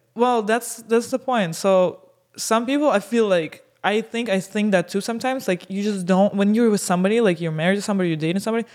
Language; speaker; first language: English; non-native, fluent; Russian